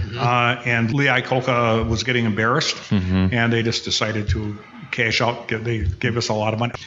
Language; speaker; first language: English; native; English